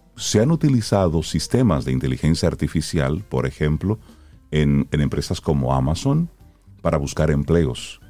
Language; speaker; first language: Spanish; native; Spanish